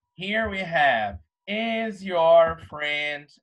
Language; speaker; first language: English; non-native, fluent; Portuguese